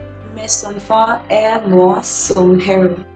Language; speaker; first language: French; non-native, learner; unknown